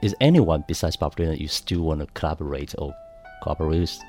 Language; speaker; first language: English; non-native, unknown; Chinese